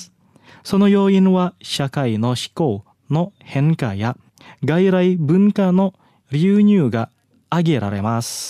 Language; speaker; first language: Japanese; non-native, fluent; Indonesian